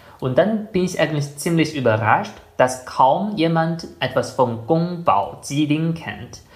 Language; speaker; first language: German; non-native, fluent; Chinese